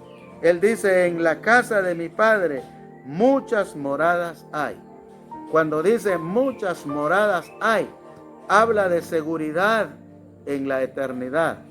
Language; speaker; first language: Spanish; native; Spanish